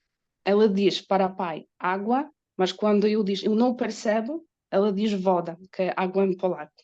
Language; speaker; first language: Portuguese; non-native, learner; Polish